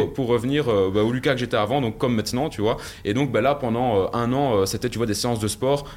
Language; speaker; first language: French; native; French